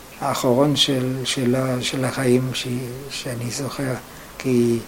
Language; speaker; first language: Hebrew; non-native, fluent; German